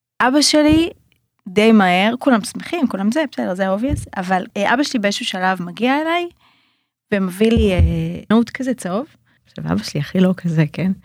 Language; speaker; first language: Hebrew; early bilingual, other home language; Russian